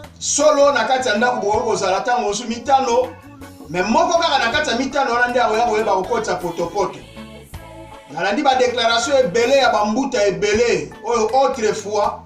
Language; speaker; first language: Lingala; non-native, local second language; Kongo